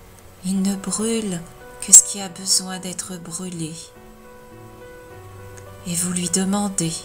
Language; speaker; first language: French; native; French